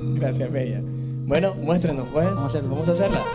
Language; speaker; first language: Spanish; native; Spanish